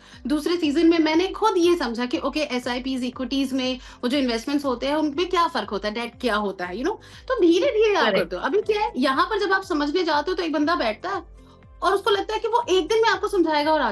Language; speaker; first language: Hindi; native; Hindi